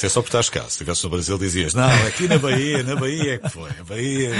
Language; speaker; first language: Portuguese; native; Portuguese